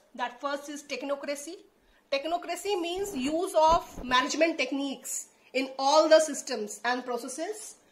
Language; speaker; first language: English; non-native, local second language; Hindi